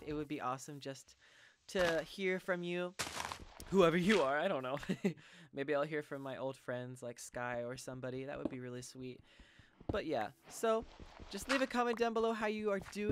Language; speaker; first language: English; native; English